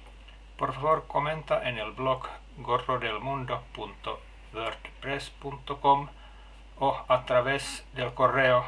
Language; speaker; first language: Spanish; non-native, learner; Finnish